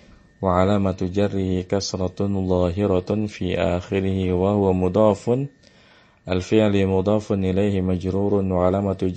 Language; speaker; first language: Arabic; non-native, fluent; Indonesian